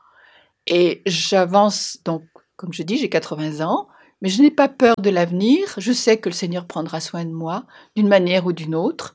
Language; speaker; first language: French; native; French